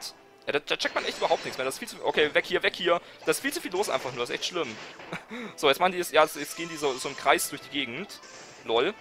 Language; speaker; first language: German; native; German